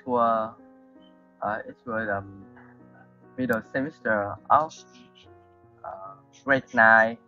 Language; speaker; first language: English; non-native, learner; Vietnamese